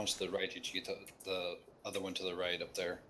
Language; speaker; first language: English; native; English